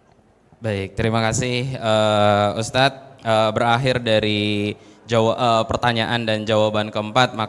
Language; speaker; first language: Indonesian; native; Indonesian